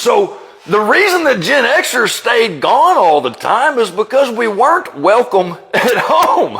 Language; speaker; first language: English; native; English